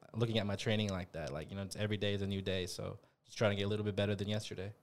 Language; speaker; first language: English; native; English